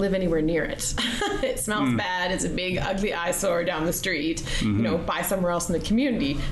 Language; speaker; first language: English; native; English